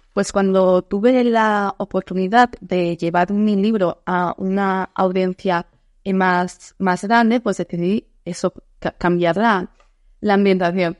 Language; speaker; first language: Spanish; non-native, fluent; Dutch